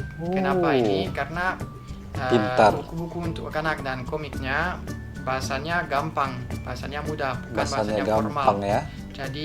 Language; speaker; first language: Indonesian; non-native, fluent; French